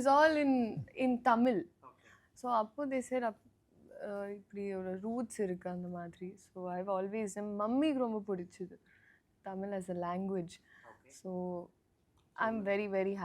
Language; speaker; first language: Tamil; non-native, learner; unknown